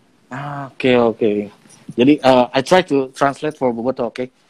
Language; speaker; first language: English; non-native, learner; Indonesian